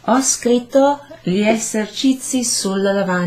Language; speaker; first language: Italian; non-native, fluent; English